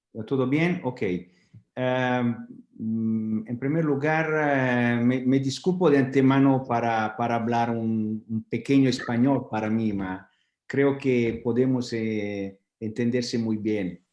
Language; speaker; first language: Spanish; non-native, learner; Italian